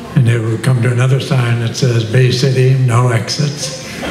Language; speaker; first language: English; native; English